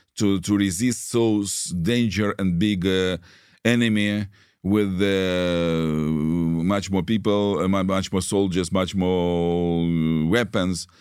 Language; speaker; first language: English; non-native, learner; Russian